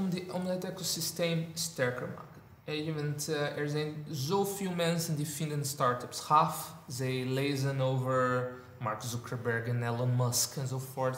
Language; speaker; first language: Dutch; non-native, fluent; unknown